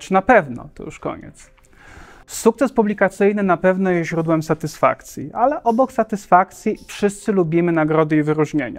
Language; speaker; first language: Polish; native; Polish